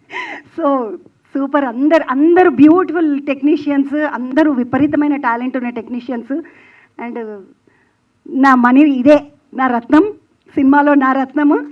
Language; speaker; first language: Telugu; native; Telugu